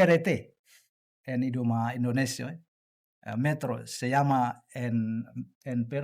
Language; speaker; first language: Spanish; non-native, learner; Indonesian